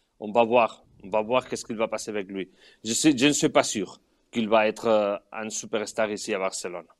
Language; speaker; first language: French; non-native, fluent; Catalan